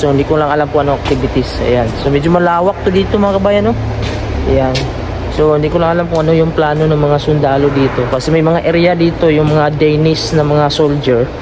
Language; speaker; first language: Filipino; non-native, local second language; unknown